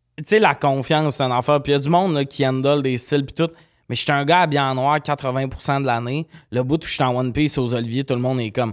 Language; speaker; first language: French; native; French